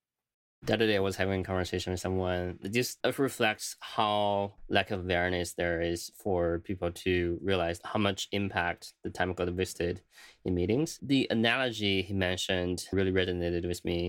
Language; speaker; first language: English; non-native, fluent; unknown